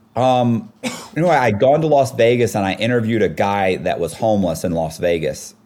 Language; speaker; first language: English; native; English